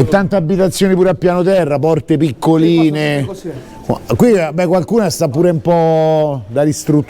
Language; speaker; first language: Italian; native; Italian